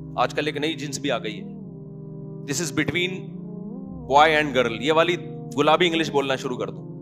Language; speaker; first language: Urdu; native; Urdu